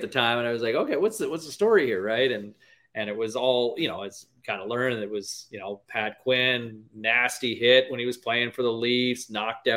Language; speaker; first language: English; native; English